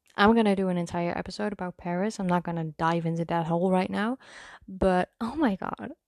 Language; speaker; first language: English; non-native, fluent; Dutch